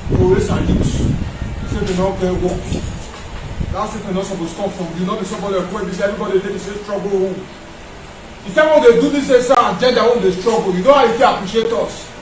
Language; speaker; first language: Nigerian Pidgin; non-native, local second language; Esan